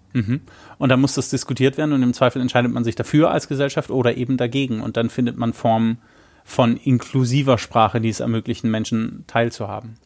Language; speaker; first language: German; native; German